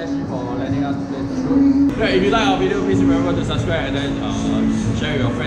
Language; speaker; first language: English; non-native, local second language; Chinese